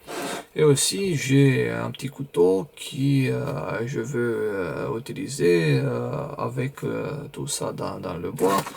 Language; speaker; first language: French; non-native, fluent; Romanian